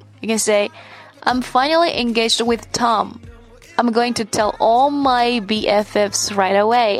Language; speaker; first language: English; non-native, fluent; Chinese